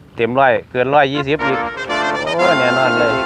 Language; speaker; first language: Thai; native; Thai